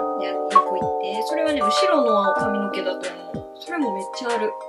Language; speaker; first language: Japanese; native; Japanese